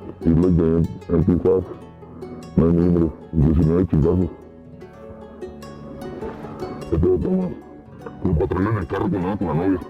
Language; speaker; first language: Spanish; native; Spanish